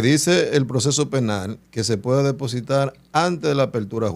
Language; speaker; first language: Spanish; native; Spanish